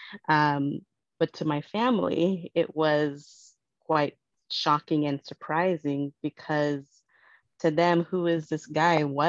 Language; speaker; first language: English; early bilingual, other home language; Spanish